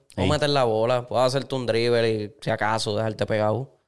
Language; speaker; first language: Spanish; native; Spanish